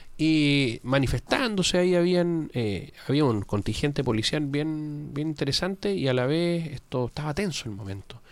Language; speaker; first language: Spanish; native; Spanish